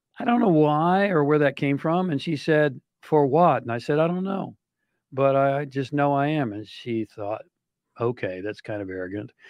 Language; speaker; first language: English; native; English